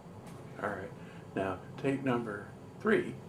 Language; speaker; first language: English; native; English